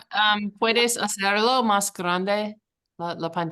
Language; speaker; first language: Spanish; non-native, learner; English